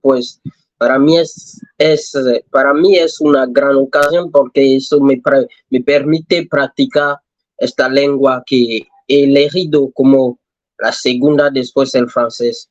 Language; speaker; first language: Spanish; non-native, learner; French